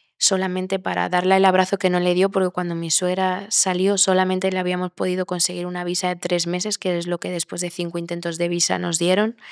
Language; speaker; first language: Spanish; native; Spanish